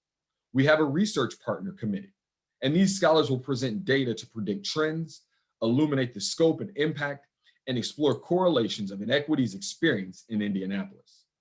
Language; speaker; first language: English; native; English